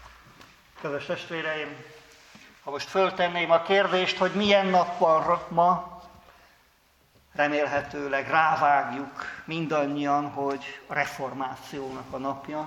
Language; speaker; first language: Hungarian; native; Hungarian